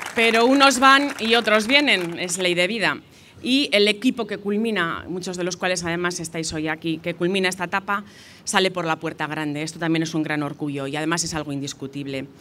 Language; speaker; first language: Spanish; non-native, local second language; Basque